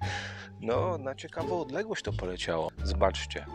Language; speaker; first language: Polish; native; Polish